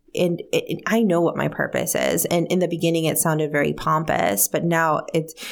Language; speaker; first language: English; early bilingual, other home language; Spanish